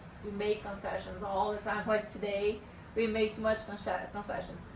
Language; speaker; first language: English; non-native, learner; Portuguese